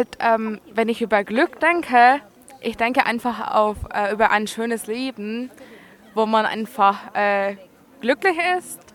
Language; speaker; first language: German; non-native, learner; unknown